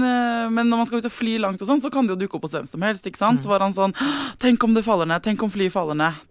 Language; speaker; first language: Norwegian; native; Norwegian